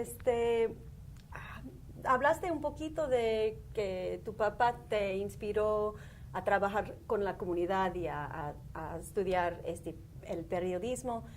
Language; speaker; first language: Spanish; early bilingual, heritage; Spanish